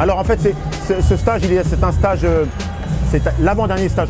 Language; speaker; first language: French; native; French